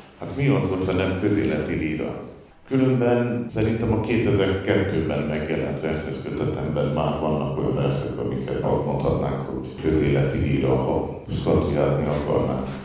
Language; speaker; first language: Hungarian; native; Hungarian